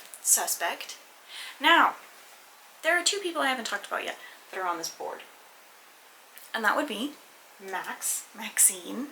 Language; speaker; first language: English; native; English